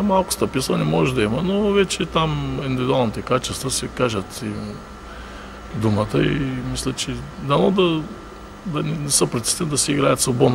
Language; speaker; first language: Bulgarian; native; Bulgarian